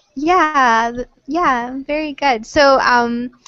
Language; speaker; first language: English; native; English